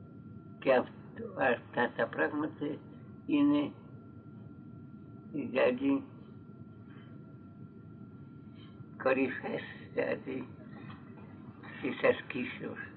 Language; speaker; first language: Greek; non-native, fluent; Russian